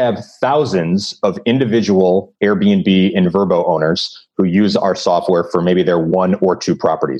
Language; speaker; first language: English; native; English